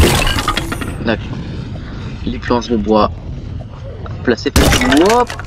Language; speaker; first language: French; native; French